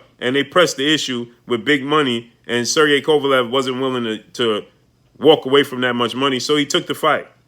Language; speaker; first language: English; native; English